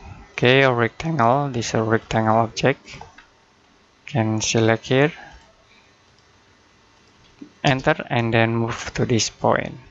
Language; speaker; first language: English; non-native, learner; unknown